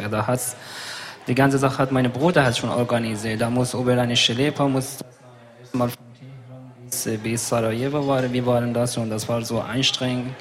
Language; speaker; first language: German; non-native, learner; Persian